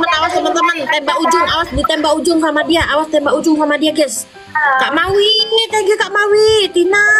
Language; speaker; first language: Indonesian; native; Indonesian